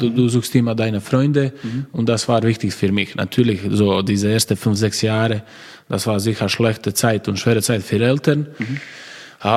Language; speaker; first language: German; non-native, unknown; Croatian